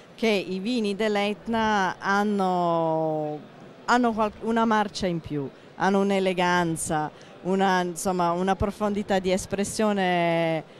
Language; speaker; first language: Italian; non-native, fluent; English